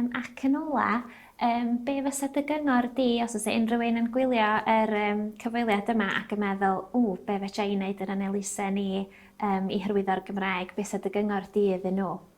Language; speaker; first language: Welsh; native; Welsh